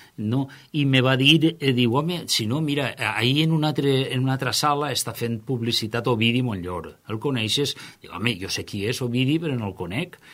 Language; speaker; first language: Catalan; native; Catalan